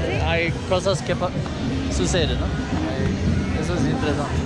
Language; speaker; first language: Spanish; non-native, learner; Swedish